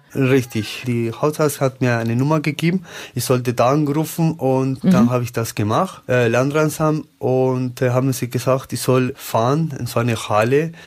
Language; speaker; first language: German; non-native, learner; Spanish